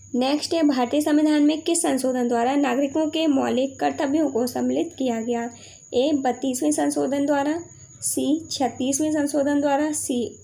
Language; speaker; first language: Hindi; native; Hindi